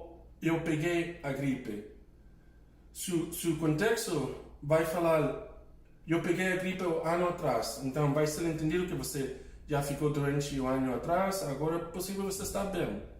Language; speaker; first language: Portuguese; non-native, fluent; English